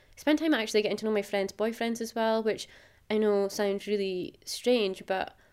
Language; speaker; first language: English; native; English